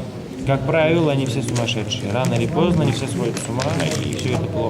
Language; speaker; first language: Russian; native; Russian